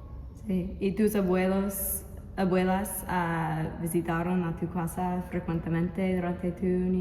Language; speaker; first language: Spanish; non-native, learner; English